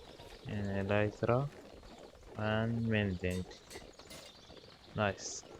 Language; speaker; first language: Arabic; native; Arabic